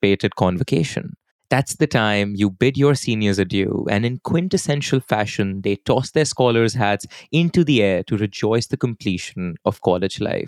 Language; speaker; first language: English; non-native, local second language; Hindi